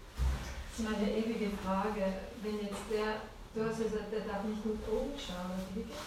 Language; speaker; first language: German; non-native, fluent; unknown